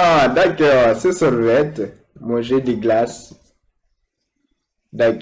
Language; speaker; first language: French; non-native, fluent; Portuguese